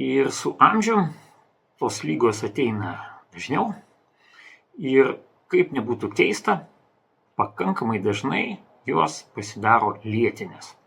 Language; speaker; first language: Lithuanian; non-native, local second language; Russian